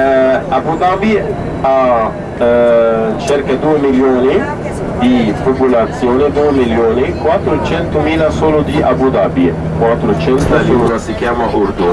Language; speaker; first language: Italian; non-native, fluent; Arabic